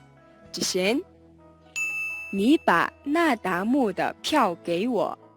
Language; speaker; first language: Chinese; non-native, learner; Mongolian